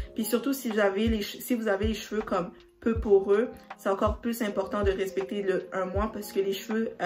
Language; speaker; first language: French; native; French